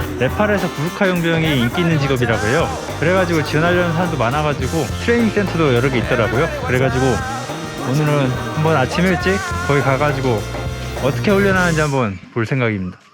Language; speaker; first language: Korean; native; Korean